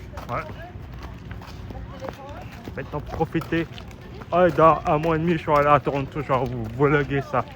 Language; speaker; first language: French; native; French